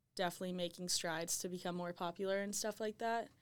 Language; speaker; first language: English; native; English